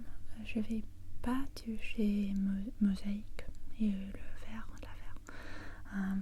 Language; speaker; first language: French; non-native, fluent; English